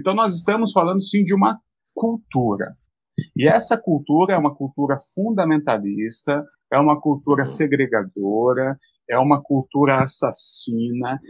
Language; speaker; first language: Portuguese; native; Portuguese